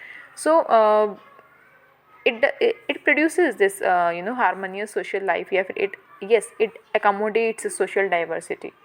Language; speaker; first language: English; non-native, local second language; Hindi